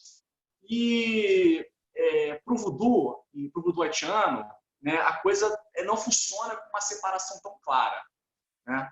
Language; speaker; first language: Portuguese; native; Portuguese